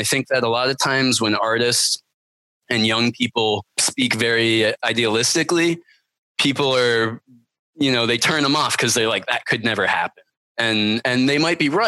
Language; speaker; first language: English; native; English